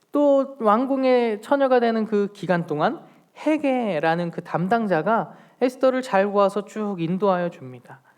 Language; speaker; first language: Korean; native; Korean